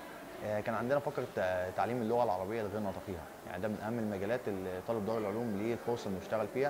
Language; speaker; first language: Arabic; native; Arabic